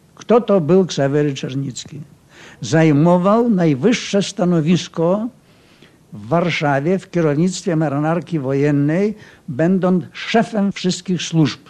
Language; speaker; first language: Polish; native; Polish